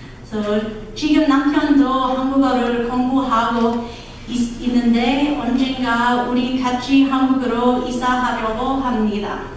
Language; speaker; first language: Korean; non-native, learner; English